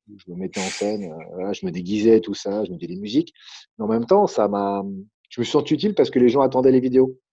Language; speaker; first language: French; native; French